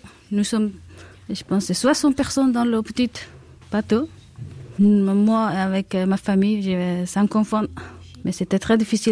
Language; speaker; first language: French; non-native, learner; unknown